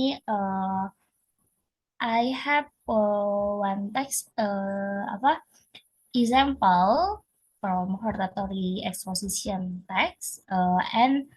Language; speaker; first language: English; non-native, learner; Indonesian